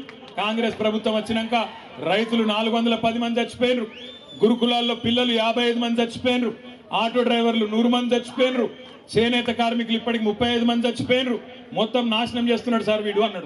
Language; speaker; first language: Telugu; native; Telugu